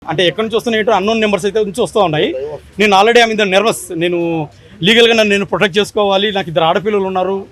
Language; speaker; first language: Telugu; native; Telugu